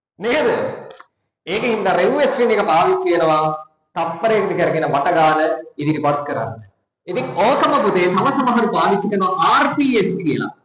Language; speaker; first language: Sinhala; native; Sinhala